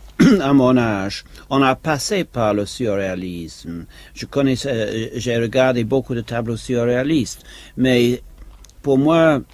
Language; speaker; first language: French; non-native, fluent; English